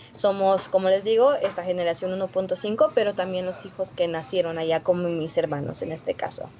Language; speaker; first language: Spanish; early bilingual, heritage; Spanish